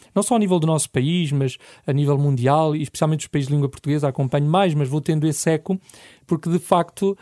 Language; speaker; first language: Portuguese; native; Portuguese